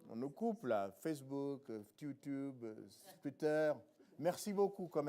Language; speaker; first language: French; non-native, fluent; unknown